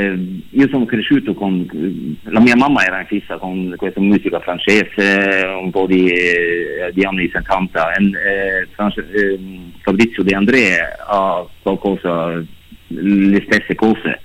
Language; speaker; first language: Italian; non-native, learner; Norwegian